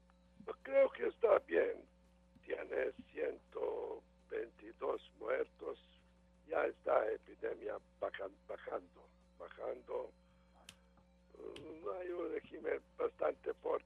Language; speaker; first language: Spanish; non-native, learner; Serbian